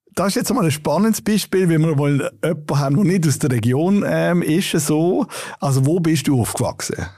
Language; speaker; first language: German; native; German